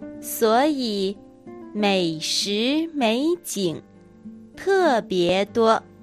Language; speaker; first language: Chinese; non-native, fluent; Japanese